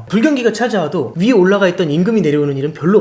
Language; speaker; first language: Korean; native; Korean